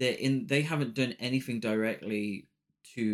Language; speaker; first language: English; native; English